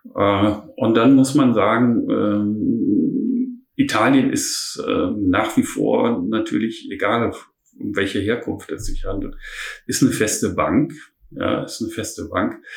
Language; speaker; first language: German; native; German